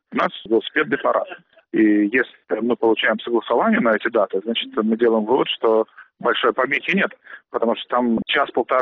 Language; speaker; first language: Russian; native; Russian